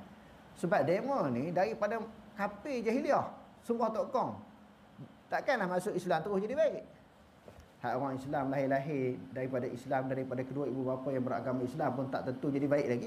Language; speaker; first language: Malay; native; Malay